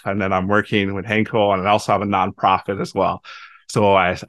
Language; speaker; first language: English; native; English